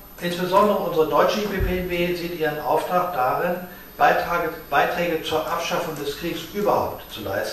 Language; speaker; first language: German; native; German